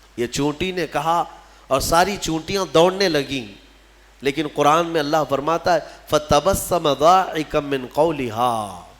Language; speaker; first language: Urdu; native; Urdu